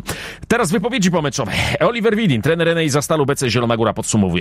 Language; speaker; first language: Polish; native; Polish